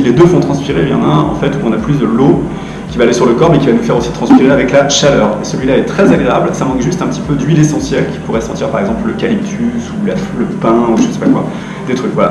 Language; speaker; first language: French; native; French